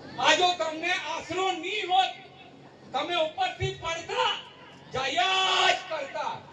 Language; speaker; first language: Gujarati; non-native, local second language; Vasavi